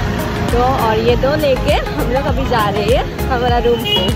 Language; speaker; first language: Hindi; non-native, local second language; Assamese